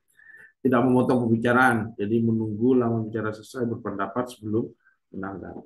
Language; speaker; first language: Indonesian; native; Indonesian